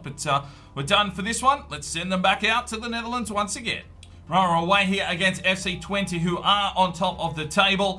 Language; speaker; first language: English; native; English